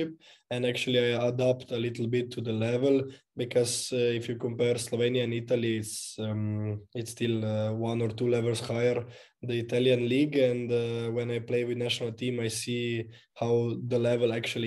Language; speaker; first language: English; non-native, fluent; Slovenian